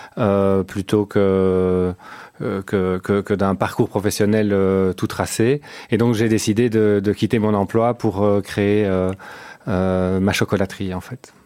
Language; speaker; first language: French; native; French